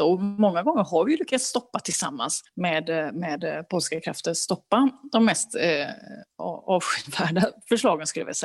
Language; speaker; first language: Swedish; native; Swedish